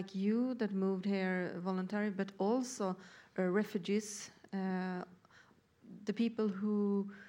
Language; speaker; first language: English; non-native, fluent; Swedish